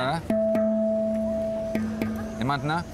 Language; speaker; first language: French; non-native, fluent; Portuguese